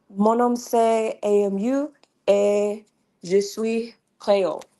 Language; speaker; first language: French; non-native, learner; English